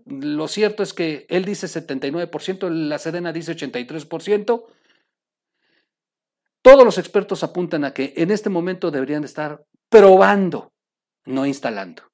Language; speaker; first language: Spanish; native; Spanish